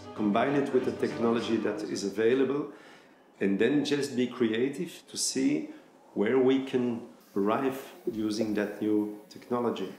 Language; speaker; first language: English; non-native, fluent; Dutch